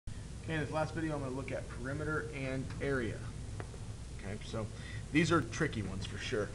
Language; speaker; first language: English; native; English